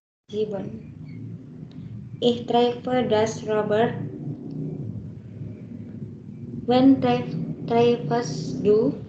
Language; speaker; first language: German; non-native, learner; Indonesian